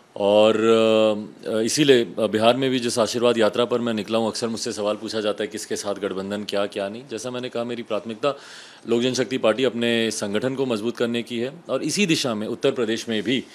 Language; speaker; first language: Hindi; native; Hindi